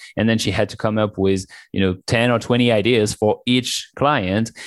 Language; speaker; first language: English; non-native, fluent; French